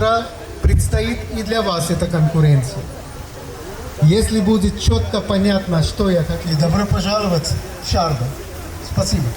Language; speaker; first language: Russian; non-native, learner; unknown